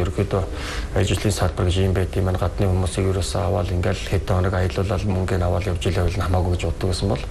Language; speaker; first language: Mongolian; native; Mongolian